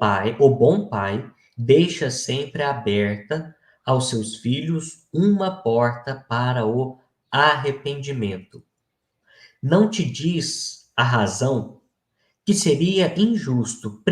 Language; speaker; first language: Portuguese; native; Portuguese